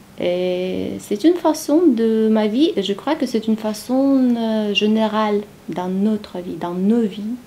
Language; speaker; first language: French; non-native, learner; Ukrainian